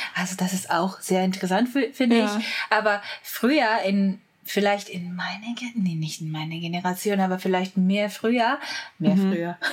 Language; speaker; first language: German; non-native, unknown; Japanese